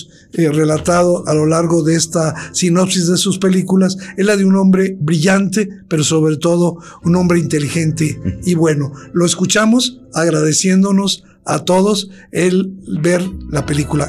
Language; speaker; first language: Spanish; native; Spanish